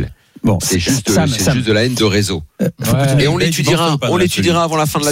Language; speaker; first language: French; native; French